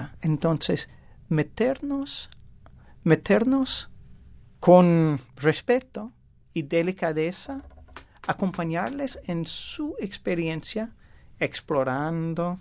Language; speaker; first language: Spanish; non-native, fluent; English